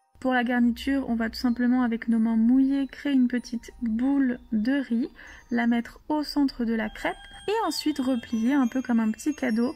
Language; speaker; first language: French; native; French